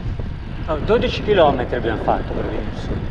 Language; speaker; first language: Italian; native; Italian